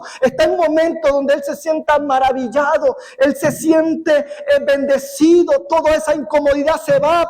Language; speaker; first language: Spanish; native; Spanish